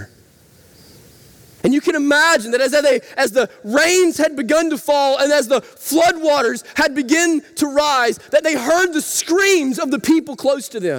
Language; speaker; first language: English; native; English